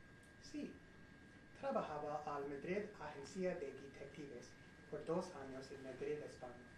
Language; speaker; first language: Spanish; non-native, learner; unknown